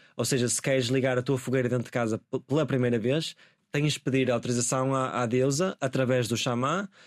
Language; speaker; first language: Portuguese; native; Portuguese